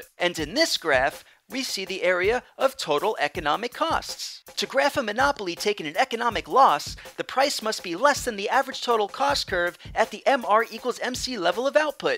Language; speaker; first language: English; native; English